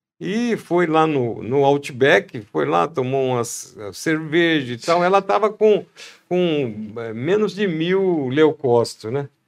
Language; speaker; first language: Portuguese; native; Portuguese